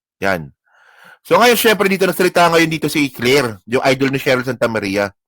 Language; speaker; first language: Filipino; non-native, local second language; Hiligaynon